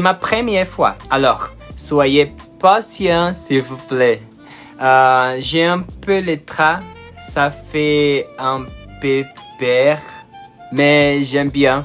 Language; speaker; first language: French; non-native, learner; Portuguese